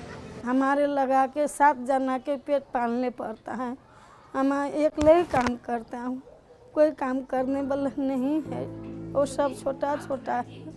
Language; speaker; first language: Hindi; non-native, learner; Maithili